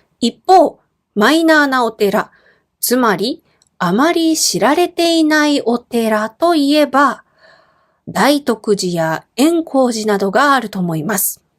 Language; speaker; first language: Japanese; native; Japanese